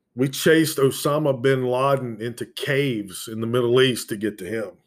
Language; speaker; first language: English; native; English